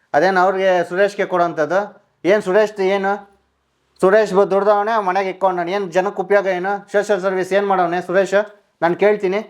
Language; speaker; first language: Kannada; native; Kannada